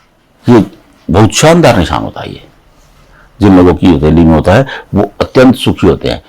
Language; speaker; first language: Hindi; native; Hindi